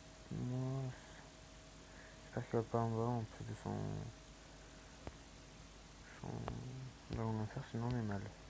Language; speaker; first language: French; native; French